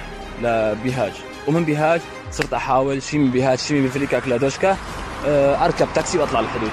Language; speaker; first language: Arabic; native; Arabic